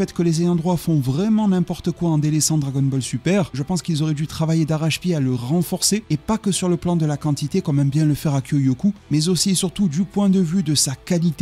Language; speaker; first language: French; native; French